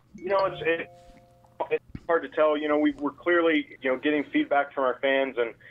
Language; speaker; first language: English; native; English